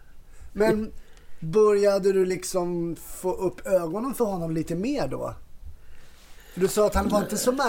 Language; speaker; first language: Swedish; native; Swedish